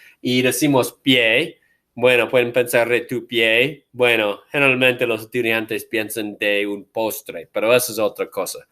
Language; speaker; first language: Spanish; non-native, fluent; English